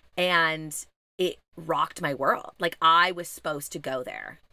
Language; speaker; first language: English; native; English